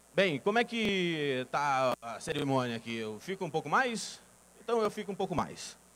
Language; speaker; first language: Portuguese; native; Portuguese